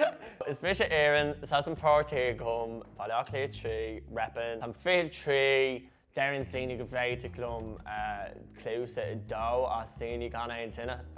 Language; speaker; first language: Irish; non-native, local second language; English